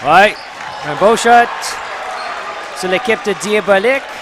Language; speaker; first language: French; non-native, local second language; English